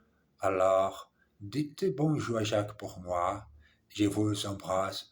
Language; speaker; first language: French; non-native, learner; English